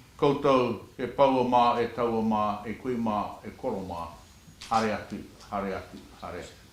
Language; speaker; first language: Māori; non-native, local second language; English